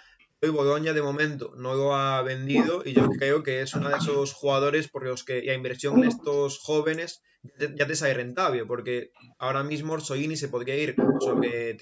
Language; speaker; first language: Spanish; native; Spanish